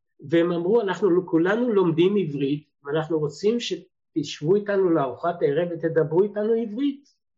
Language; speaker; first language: Hebrew; early bilingual, other home language; Serbian